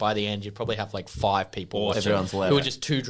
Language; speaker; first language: English; native; English